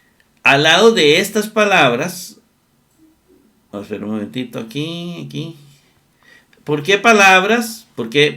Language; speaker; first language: Spanish; native; Spanish